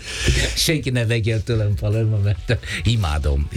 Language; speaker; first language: Hungarian; non-native, fluent; Italian